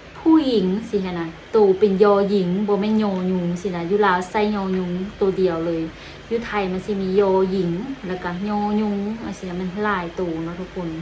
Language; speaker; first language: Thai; non-native, learner; Lao